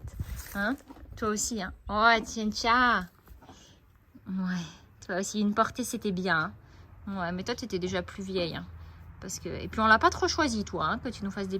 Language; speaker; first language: French; native; French